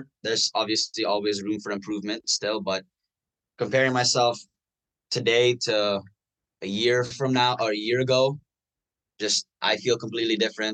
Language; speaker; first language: English; non-native, local second language; Filipino